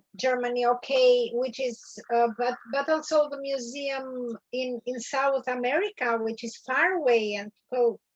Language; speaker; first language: English; non-native, learner; Albanian